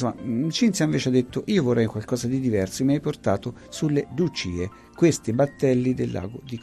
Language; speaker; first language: Italian; native; Italian